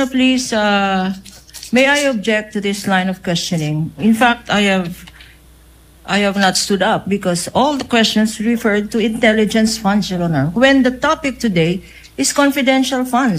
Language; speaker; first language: English; non-native, local second language; Filipino